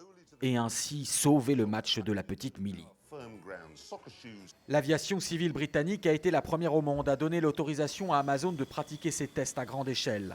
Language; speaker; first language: French; native; French